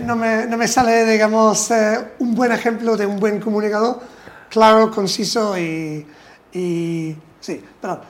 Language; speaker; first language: Spanish; non-native, fluent; English